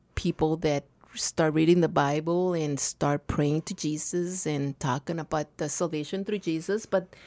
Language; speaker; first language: English; non-native, fluent; Spanish